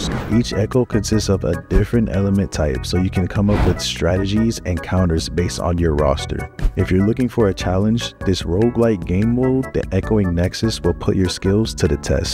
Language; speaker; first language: English; native; English